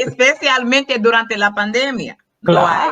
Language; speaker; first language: Spanish; non-native, fluent; English